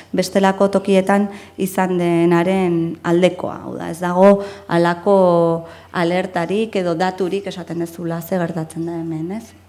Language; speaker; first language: Basque; non-native, local second language; Spanish